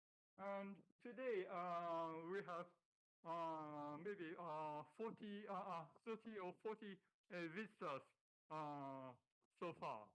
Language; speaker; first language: English; non-native, learner; Japanese